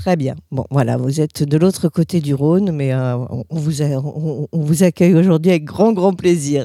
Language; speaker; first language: French; native; French